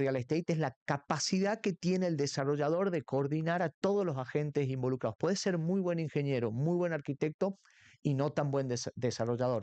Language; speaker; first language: Spanish; native; Spanish